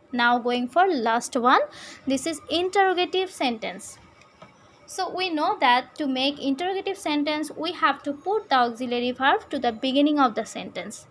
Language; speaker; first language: English; non-native, local second language; Bangla